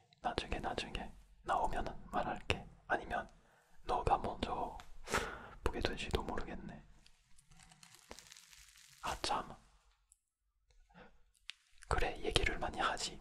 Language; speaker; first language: Korean; non-native, fluent; French